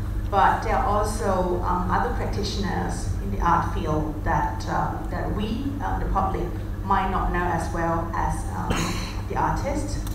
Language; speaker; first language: English; non-native, fluent; Thai